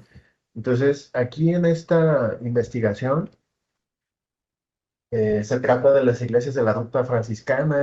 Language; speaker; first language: Spanish; native; Spanish